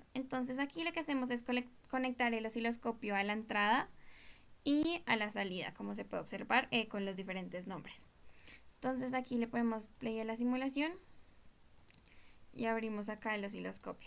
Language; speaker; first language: Spanish; native; Spanish